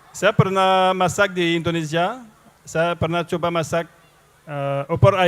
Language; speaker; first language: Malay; non-native, fluent; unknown